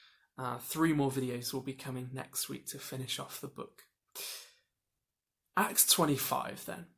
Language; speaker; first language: English; native; English